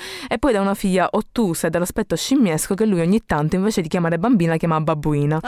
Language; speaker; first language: Italian; native; Italian